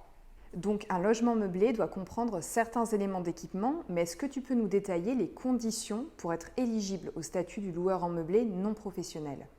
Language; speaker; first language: French; native; French